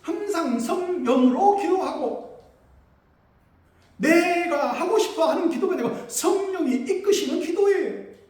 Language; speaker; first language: Korean; native; Korean